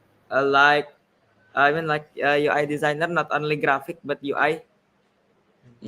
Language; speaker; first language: English; non-native, learner; Indonesian